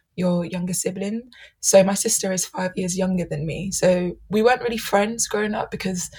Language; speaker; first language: English; native; English